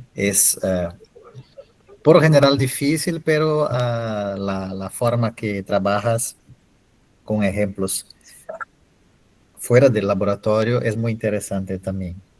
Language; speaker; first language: Spanish; non-native, fluent; Portuguese